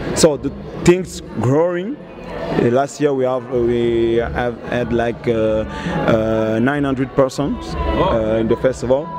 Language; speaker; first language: English; non-native, learner; Portuguese